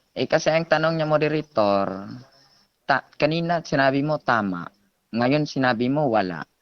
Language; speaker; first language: Filipino; native; Filipino